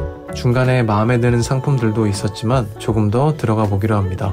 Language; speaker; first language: Korean; native; Korean